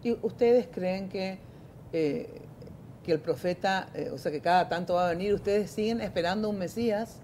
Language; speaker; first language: Spanish; native; Spanish